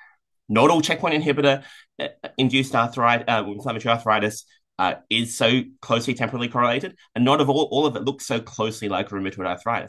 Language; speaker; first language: English; native; English